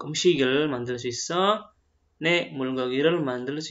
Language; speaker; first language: Korean; non-native, fluent; Indonesian